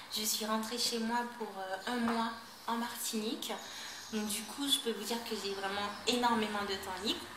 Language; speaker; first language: French; native; French